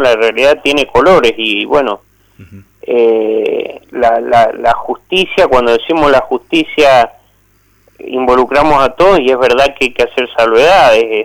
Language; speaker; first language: Spanish; native; Spanish